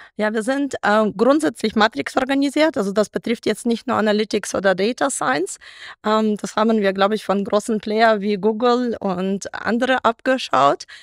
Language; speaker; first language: German; non-native, fluent; Russian